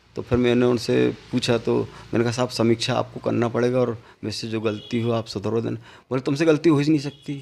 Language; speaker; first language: Hindi; native; Hindi